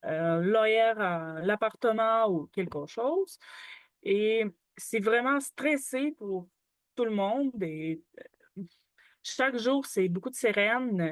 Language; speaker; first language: French; non-native, learner; Ukrainian